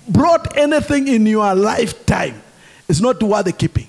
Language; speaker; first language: English; non-native, local second language; Swahili